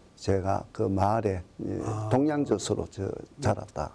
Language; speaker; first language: Korean; native; Korean